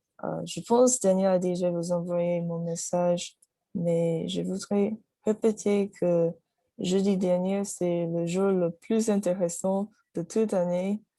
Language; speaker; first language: French; non-native, fluent; English